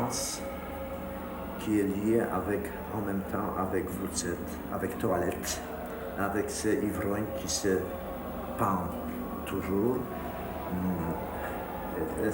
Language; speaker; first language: French; non-native, fluent; Polish